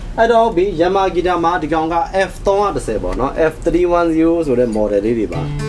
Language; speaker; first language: Burmese; non-native, local second language; Tedim Chin